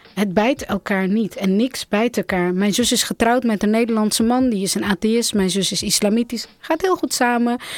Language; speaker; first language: Dutch; early bilingual, other home language; Central Kurdish